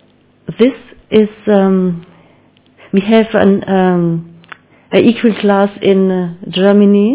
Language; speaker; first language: English; non-native, learner; German